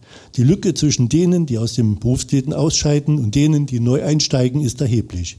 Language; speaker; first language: German; native; German